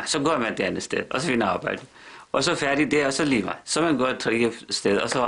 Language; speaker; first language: Danish; non-native, fluent; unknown